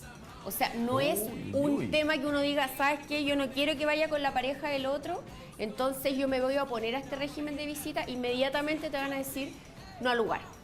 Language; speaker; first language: Spanish; native; Spanish